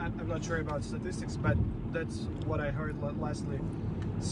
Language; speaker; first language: English; non-native, fluent; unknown